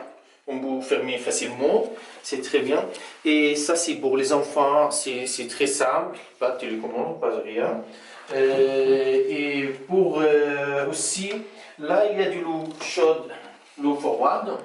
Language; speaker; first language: French; non-native, fluent; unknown